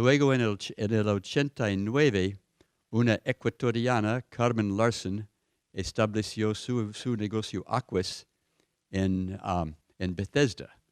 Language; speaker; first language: Spanish; non-native, fluent; English